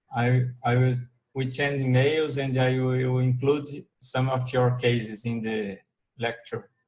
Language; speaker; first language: English; non-native, learner; Portuguese